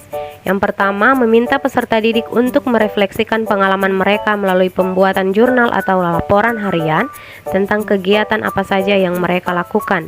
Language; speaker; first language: Indonesian; native; Indonesian